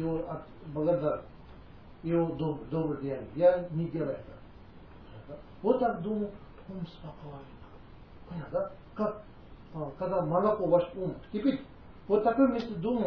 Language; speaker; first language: Russian; non-native, learner; Tibetan